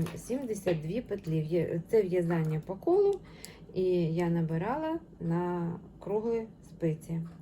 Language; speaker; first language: Ukrainian; non-native, local second language; Russian